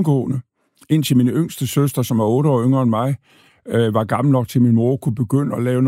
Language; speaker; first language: Danish; native; Danish